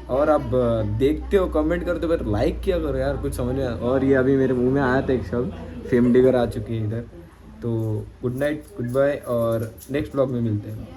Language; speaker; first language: Hindi; non-native, local second language; Marathi